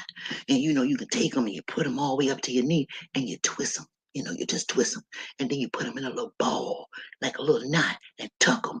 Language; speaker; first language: English; native; English